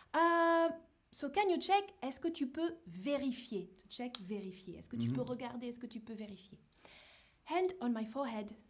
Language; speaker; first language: French; native; French